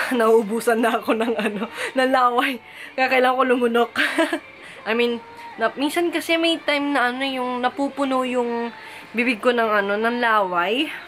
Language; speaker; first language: Filipino; early bilingual, heritage; Filipino